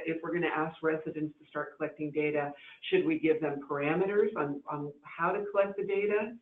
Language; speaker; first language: English; native; English